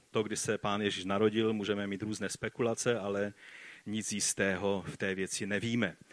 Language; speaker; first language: Czech; non-native, fluent; Polish